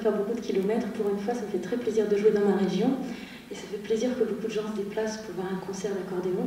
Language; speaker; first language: French; native; French